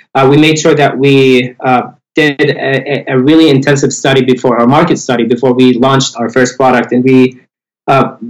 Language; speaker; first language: English; non-native, fluent; Arabic